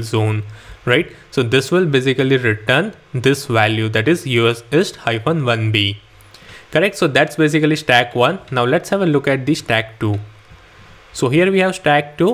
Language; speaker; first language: English; non-native, local second language; Hindi